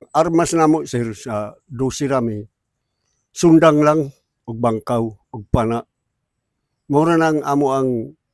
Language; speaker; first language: Cebuano; non-native, local second language; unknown